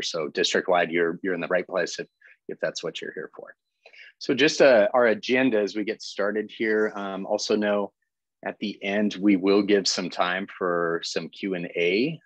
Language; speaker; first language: English; native; English